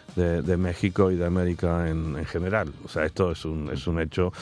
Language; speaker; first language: Spanish; non-native, fluent; English